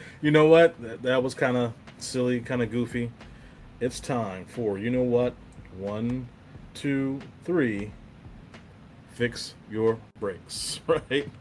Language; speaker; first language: English; native; English